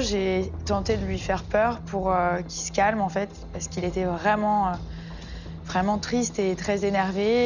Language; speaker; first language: French; native; French